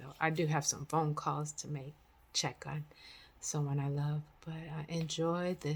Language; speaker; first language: English; native; English